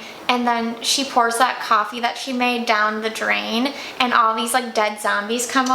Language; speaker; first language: English; native; English